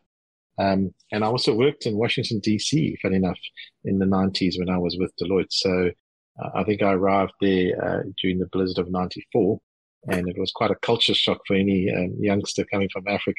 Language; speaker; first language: English; native; English